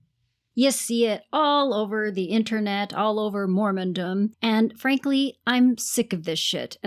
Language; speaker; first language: English; native; English